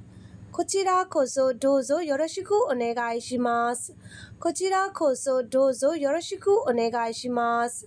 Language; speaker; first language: Japanese; non-native, fluent; Burmese